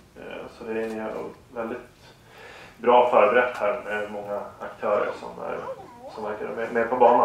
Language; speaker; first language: Swedish; native; Swedish